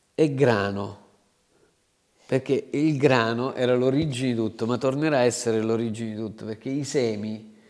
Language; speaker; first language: Italian; native; Italian